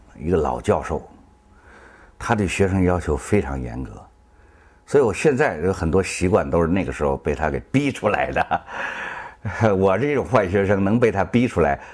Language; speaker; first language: Chinese; native; Chinese